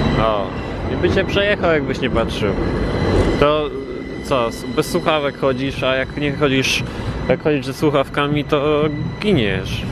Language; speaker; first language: Polish; native; Polish